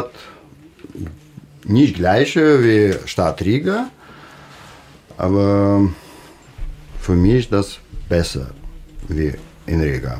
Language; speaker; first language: German; non-native, learner; Russian